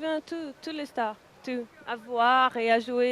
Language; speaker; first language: French; non-native, learner; Portuguese